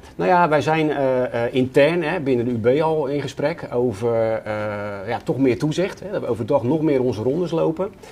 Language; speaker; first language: Dutch; native; Dutch